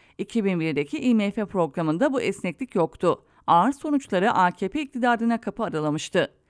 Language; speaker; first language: Turkish; native; Turkish